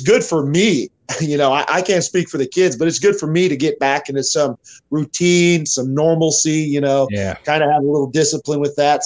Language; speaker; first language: English; native; English